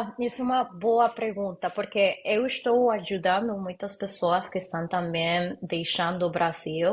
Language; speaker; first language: Portuguese; non-native, learner; Spanish